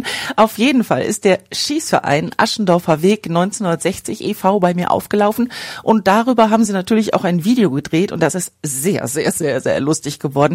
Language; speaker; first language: German; native; German